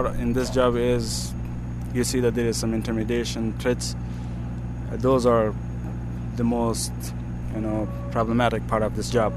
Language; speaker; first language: English; non-native, fluent; Persian